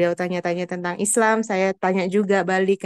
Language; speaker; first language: Indonesian; native; Indonesian